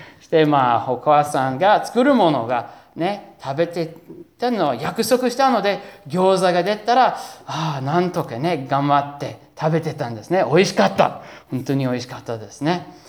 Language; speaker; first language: Japanese; non-native, fluent; English